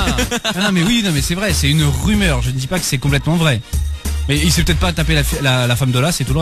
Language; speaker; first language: French; native; French